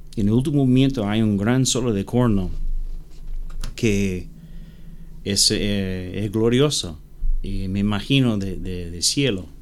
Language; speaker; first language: Spanish; non-native, learner; English